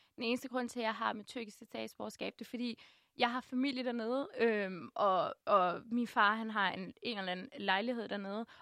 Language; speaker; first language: Danish; early bilingual, other home language; Turkish